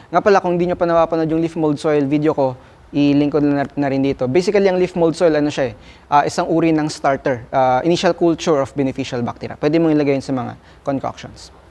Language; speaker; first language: Filipino; non-native, local second language; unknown